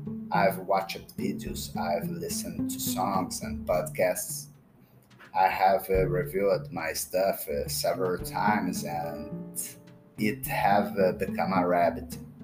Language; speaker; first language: English; non-native, learner; Portuguese